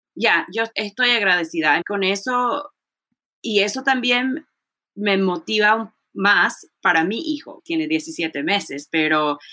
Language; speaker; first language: Spanish; early bilingual, heritage; Spanish